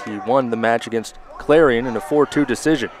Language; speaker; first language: English; native; English